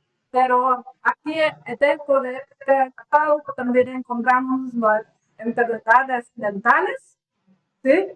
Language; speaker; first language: Spanish; non-native, learner; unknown